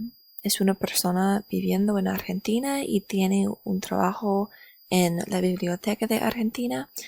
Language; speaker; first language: Spanish; non-native, learner; English